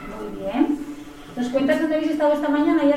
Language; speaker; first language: Spanish; native; Spanish